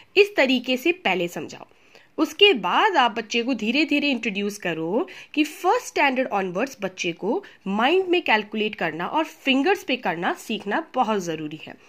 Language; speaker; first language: Hindi; native; Hindi